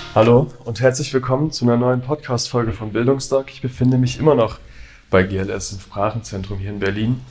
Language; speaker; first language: German; native; German